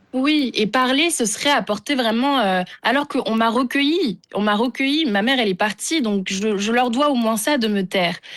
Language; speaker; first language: French; early bilingual, other home language; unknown